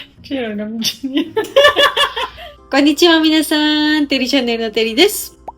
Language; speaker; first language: Japanese; non-native, fluent; Georgian